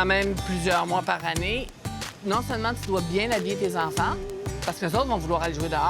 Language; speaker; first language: French; native; French